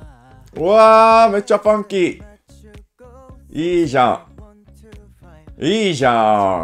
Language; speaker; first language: Japanese; non-native, learner; English